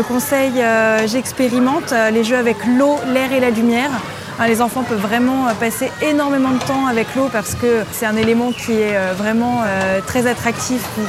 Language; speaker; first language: French; native; French